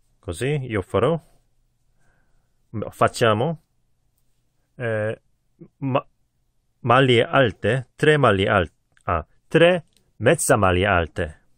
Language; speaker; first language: Italian; non-native, learner; Korean